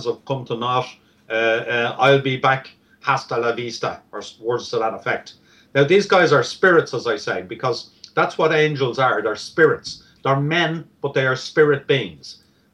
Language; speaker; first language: English; native; English